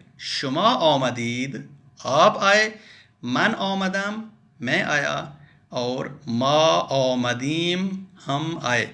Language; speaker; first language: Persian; non-native, fluent; Urdu